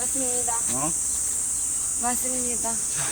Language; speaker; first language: Korean; non-native, learner; Greek